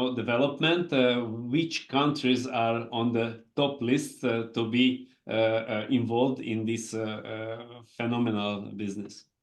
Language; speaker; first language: English; non-native, fluent; Hungarian